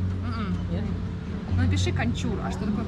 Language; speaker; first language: Russian; native; Russian